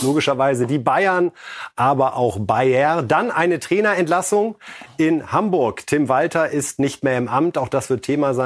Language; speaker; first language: German; native; German